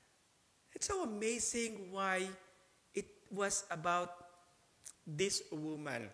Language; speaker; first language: English; non-native, local second language; Filipino